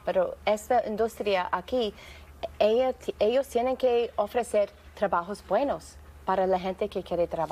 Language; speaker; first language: Spanish; non-native, fluent; English